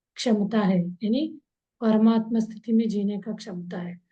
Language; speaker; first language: Hindi; non-native, local second language; Kannada